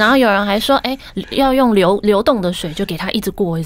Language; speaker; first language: Chinese; native; Chinese